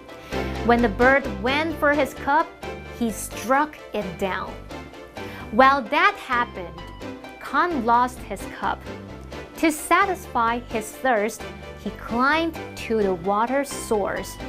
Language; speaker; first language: English; non-native, fluent; Chinese